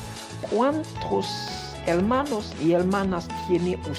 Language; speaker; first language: Spanish; non-native, fluent; Haitian Creole